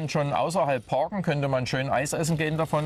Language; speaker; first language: German; native; German